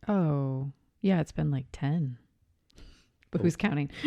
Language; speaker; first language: English; native; English